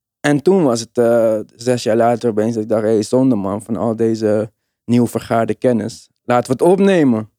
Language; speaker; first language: Dutch; native; Dutch